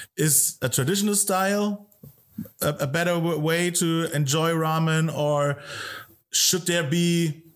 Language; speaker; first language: English; non-native, fluent; German